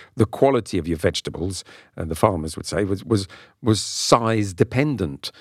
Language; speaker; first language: English; non-native, local second language; French